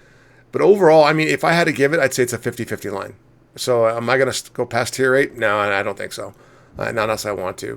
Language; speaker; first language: English; native; English